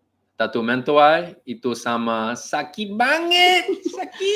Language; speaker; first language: Indonesian; non-native, learner; English